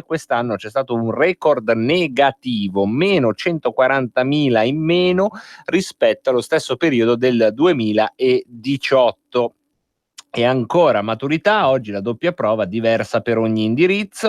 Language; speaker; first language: Italian; native; Italian